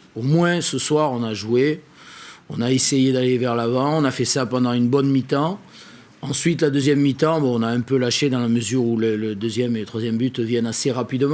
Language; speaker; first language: French; native; French